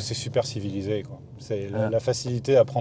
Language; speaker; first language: French; native; French